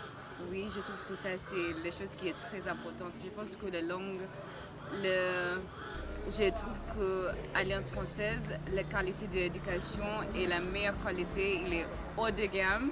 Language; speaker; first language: French; non-native, learner; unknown